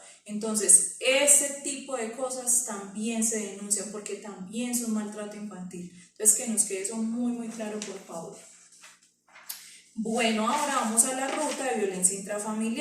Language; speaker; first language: Spanish; native; Spanish